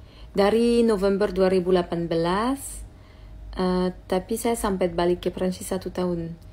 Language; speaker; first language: Indonesian; non-native, fluent; French